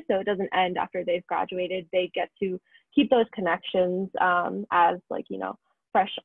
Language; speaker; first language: English; native; English